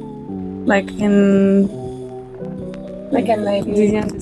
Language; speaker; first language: English; non-native, fluent; French